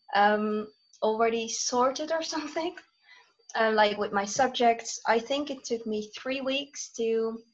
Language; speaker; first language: English; non-native, fluent; Dutch